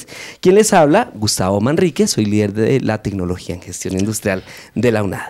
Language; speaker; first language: Spanish; native; Spanish